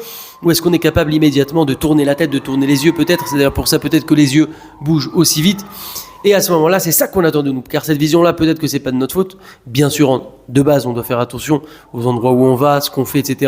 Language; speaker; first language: French; native; French